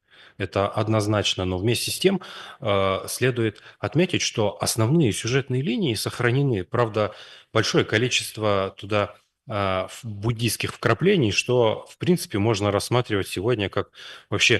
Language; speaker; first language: Russian; native; Russian